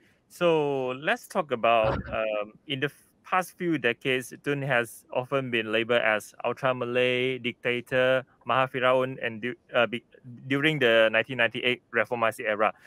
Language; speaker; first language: English; non-native, local second language; Chinese